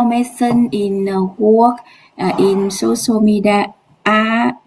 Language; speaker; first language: English; non-native, learner; Vietnamese